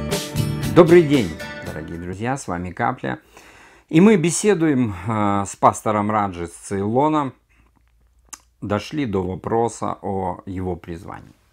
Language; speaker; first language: Russian; native; Russian